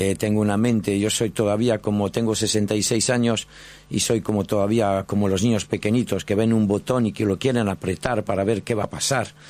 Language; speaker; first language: Spanish; non-native, fluent; French